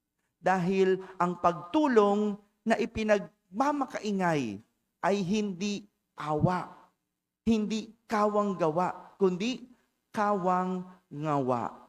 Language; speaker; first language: Filipino; native; Filipino